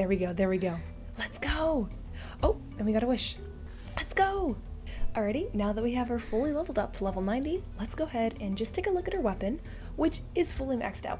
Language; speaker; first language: English; native; English